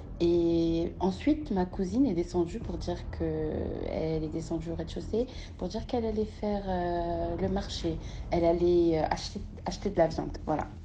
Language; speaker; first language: French; early bilingual, other home language; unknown